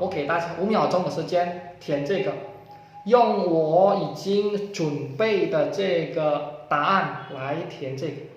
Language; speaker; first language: Chinese; non-native, fluent; Indonesian